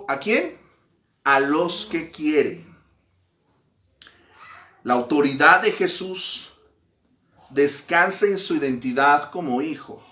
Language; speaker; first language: Spanish; native; Spanish